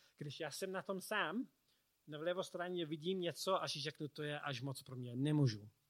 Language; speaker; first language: Czech; non-native, learner; English